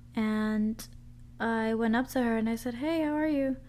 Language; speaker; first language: English; early bilingual, other home language; Spanish